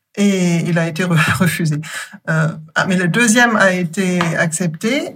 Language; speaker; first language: French; non-native, fluent; German